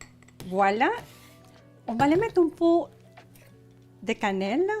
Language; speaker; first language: French; non-native, learner; Spanish